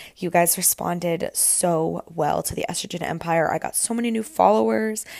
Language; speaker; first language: English; native; English